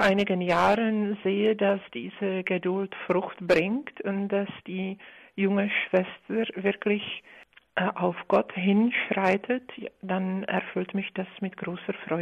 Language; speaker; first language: German; non-native, fluent; Czech